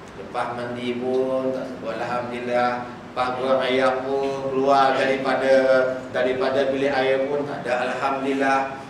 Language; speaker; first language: Malay; non-native, local second language; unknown